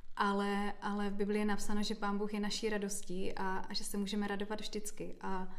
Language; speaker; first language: Czech; native; Czech